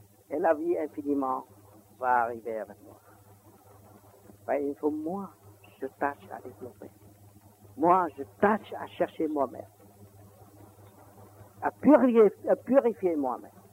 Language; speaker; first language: French; non-native, learner; Vietnamese